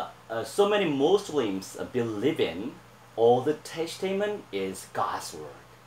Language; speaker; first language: English; non-native, learner; Korean